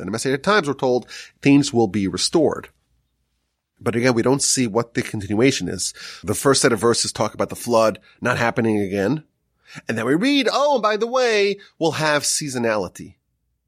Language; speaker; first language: English; native; English